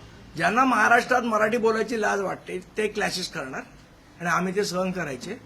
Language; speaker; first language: Marathi; native; Marathi